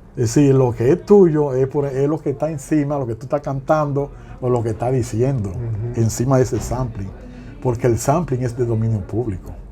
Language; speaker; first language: Spanish; native; Spanish